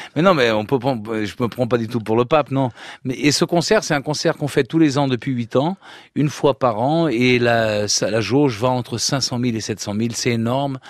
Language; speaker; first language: French; early bilingual, other home language; Portuguese